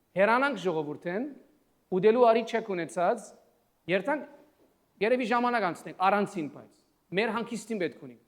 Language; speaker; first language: Armenian; early bilingual, heritage; Armenian